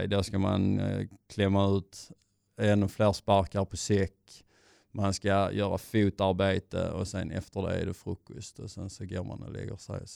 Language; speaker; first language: Swedish; native; Swedish